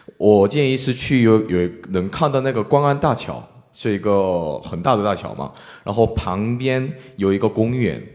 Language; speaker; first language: Chinese; non-native, fluent; Korean